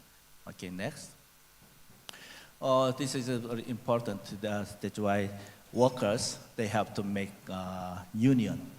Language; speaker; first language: English; non-native, learner; Korean